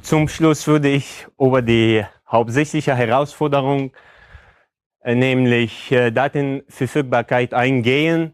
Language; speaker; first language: German; non-native, fluent; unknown